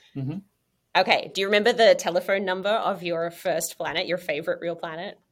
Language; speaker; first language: English; native; English